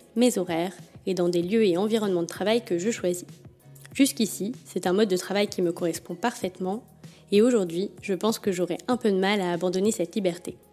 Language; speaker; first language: French; native; French